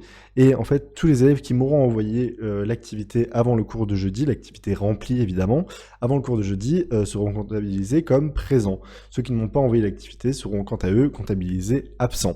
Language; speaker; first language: French; native; French